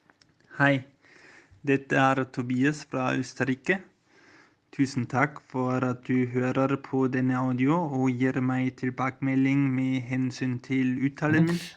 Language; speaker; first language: Norwegian; non-native, learner; German